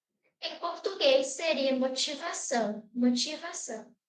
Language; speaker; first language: Portuguese; early bilingual, other home language; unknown